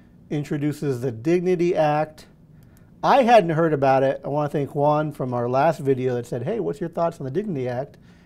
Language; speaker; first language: English; early bilingual, other home language; Spanish